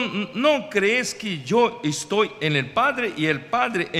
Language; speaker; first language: Spanish; non-native, fluent; Portuguese